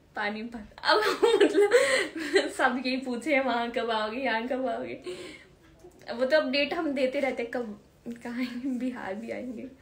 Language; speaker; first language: Hindi; native; Hindi